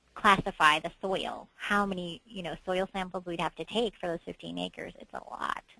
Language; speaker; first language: English; native; English